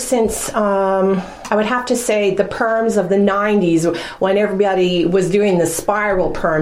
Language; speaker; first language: English; native; English